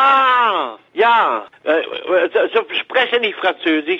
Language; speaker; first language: German; non-native, learner; French